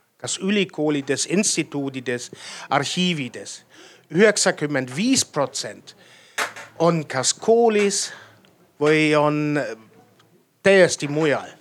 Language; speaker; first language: Estonian; non-native, fluent; German